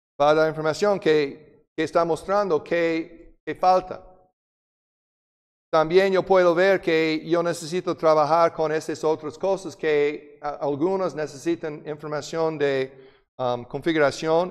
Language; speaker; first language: Spanish; non-native, fluent; English